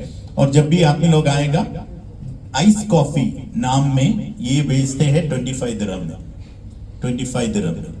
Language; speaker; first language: Hindi; non-native, learner; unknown